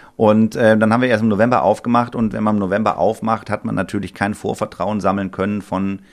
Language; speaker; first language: German; native; German